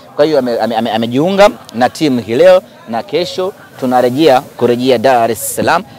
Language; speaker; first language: Swahili; native; Swahili